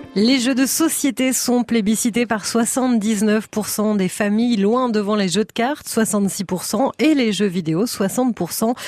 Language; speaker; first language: French; native; French